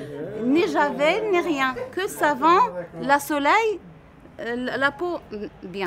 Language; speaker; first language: French; non-native, learner; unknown